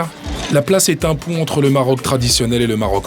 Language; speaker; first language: French; native; French